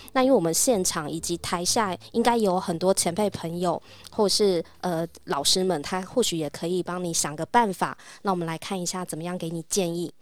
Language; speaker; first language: Chinese; native; Chinese